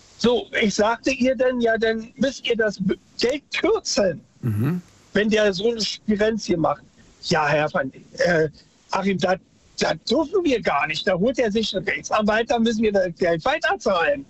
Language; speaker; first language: German; native; German